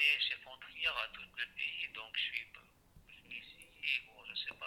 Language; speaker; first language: French; non-native, learner; Chechen